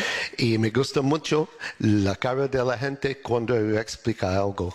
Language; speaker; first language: Spanish; non-native, learner; English